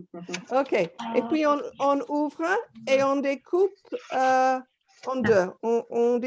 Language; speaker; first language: French; non-native, fluent; English